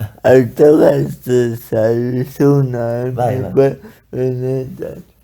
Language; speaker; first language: Basque; non-native, learner; Spanish